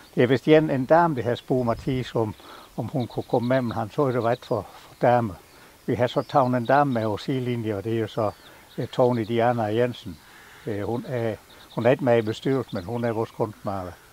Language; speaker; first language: Danish; native; Danish